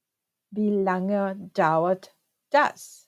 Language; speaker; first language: German; non-native, fluent; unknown